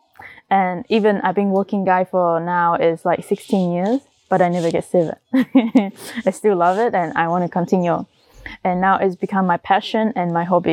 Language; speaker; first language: English; non-native, learner; Vietnamese